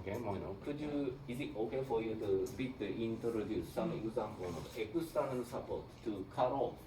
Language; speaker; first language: English; non-native, learner; Japanese